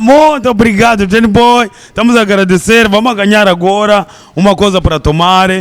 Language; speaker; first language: Portuguese; non-native, learner; Kinyarwanda